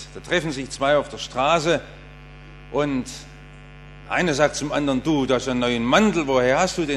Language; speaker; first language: German; native; German